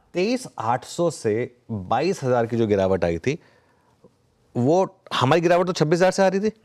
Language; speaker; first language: Hindi; native; Hindi